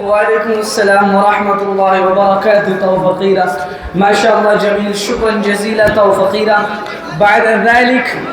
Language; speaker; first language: Arabic; non-native, learner; Urdu